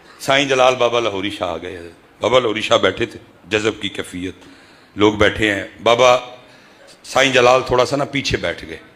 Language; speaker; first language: Urdu; non-native, local second language; Punjabi